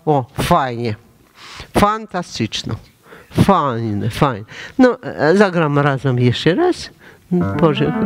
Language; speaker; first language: Polish; non-native, learner; Russian